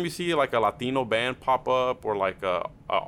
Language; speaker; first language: English; early bilingual, other home language; Spanish